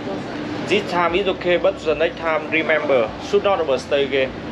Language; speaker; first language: English; non-native, learner; Vietnamese